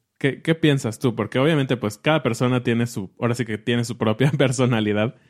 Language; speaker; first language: Spanish; native; Spanish